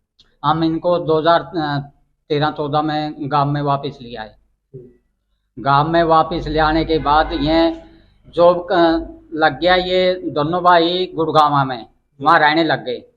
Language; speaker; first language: Hindi; non-native, local second language; Haryanvi